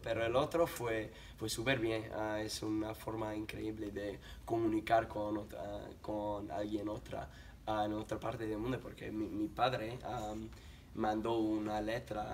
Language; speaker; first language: Spanish; non-native, learner; English